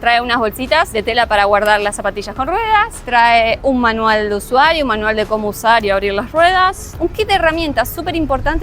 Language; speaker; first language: Spanish; native; Spanish